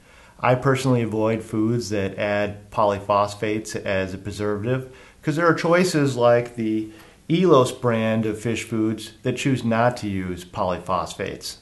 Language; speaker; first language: English; native; English